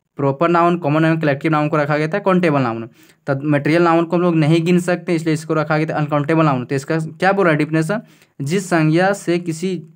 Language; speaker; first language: Hindi; native; Hindi